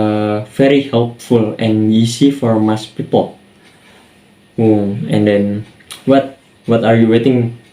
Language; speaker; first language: English; non-native, learner; Indonesian